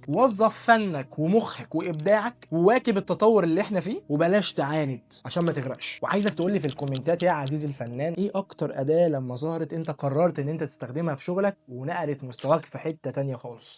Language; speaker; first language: Arabic; native; Arabic